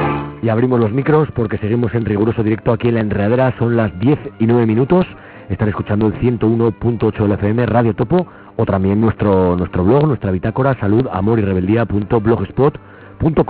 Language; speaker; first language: Spanish; native; Spanish